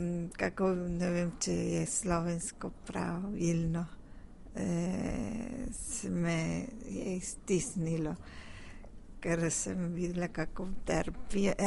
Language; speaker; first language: Slovenian; early bilingual, heritage; Spanish